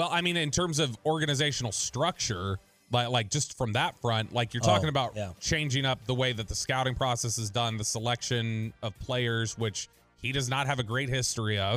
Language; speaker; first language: English; native; English